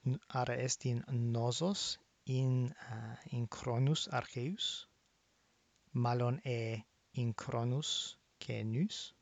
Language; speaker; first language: Greek; non-native, fluent; English